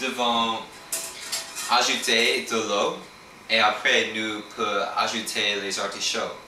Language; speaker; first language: French; non-native, learner; English